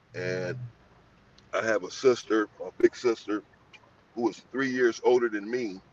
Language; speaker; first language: English; native; English